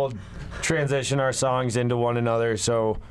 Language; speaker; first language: English; native; English